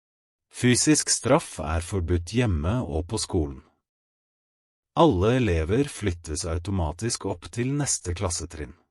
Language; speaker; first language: Norwegian; non-native, fluent; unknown